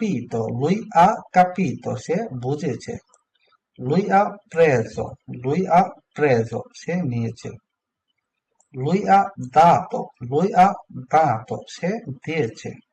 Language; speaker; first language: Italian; non-native, learner; Bangla